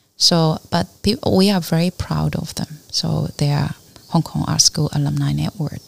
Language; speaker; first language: English; non-native, learner; Chinese